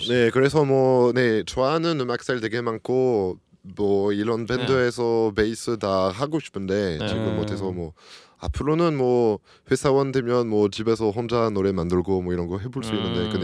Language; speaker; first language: Korean; non-native, learner; French